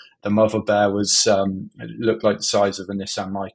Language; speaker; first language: English; native; English